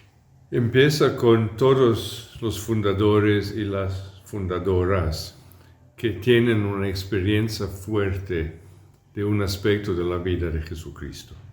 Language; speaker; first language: Spanish; non-native, fluent; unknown